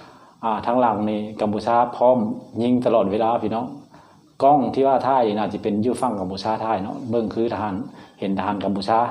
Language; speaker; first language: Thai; non-native, local second language; Lao